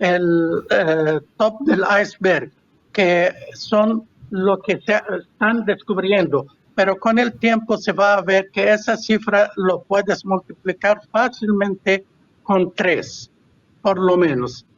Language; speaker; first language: Spanish; non-native, fluent; Arabic